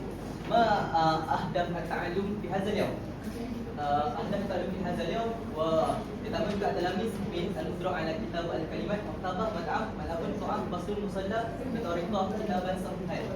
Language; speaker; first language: Arabic; non-native, learner; Malay